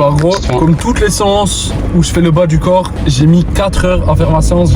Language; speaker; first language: French; native; French